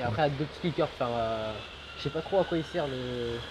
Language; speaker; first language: French; native; French